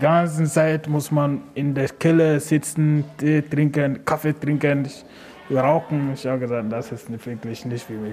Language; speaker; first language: German; non-native, learner; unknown